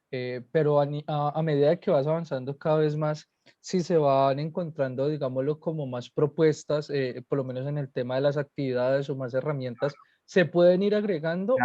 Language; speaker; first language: Spanish; native; Spanish